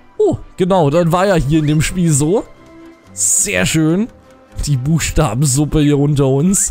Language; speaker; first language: German; native; German